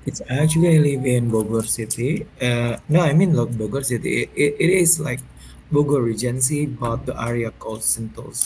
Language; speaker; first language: English; non-native, fluent; Indonesian